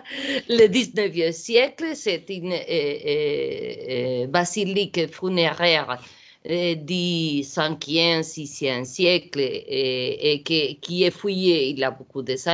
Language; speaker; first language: French; non-native, learner; Portuguese